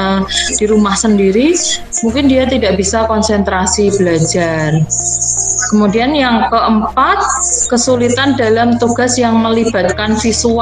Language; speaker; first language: Indonesian; native; Indonesian